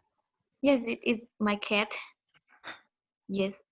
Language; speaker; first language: English; non-native, learner; Khmer